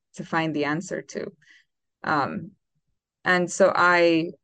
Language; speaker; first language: English; non-native, fluent; Romanian